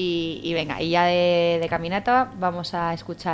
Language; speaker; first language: Spanish; native; Spanish